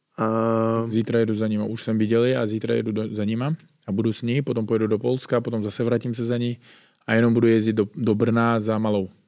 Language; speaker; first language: Czech; non-native, fluent; Uzbek